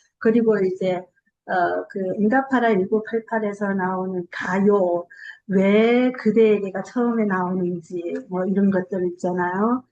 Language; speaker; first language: Korean; native; Korean